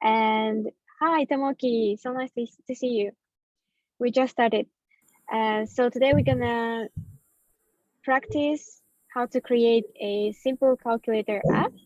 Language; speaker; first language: English; non-native, fluent; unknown